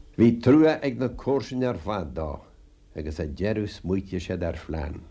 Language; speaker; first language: Irish; native; Irish